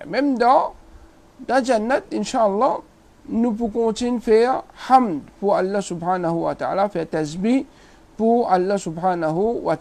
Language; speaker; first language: French; non-native, local second language; Morisyen